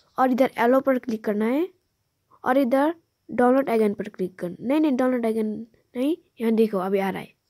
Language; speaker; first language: Hindi; native; Hindi